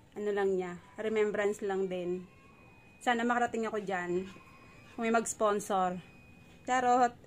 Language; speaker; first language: Filipino; native; Filipino